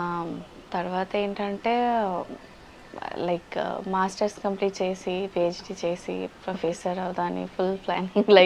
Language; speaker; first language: Telugu; non-native, learner; Bangla